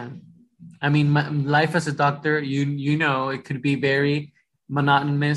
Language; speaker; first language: English; early bilingual, other home language; Spanish